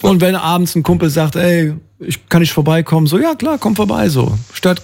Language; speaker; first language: German; native; German